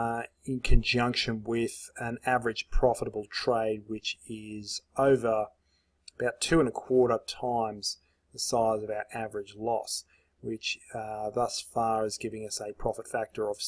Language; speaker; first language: English; native; English